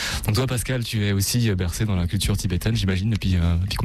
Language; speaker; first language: French; native; French